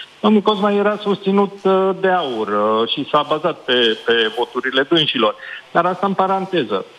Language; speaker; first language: Romanian; native; Romanian